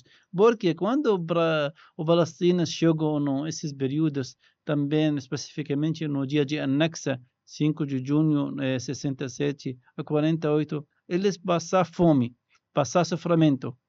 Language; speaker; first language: Portuguese; non-native, learner; Arabic